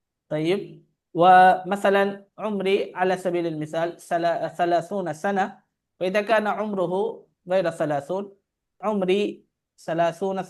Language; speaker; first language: Arabic; non-native, fluent; Urdu